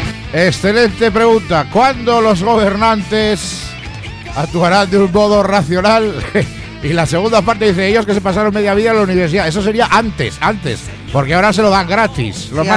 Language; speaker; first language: Spanish; native; Spanish